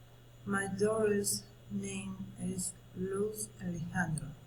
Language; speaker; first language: English; non-native, learner; Spanish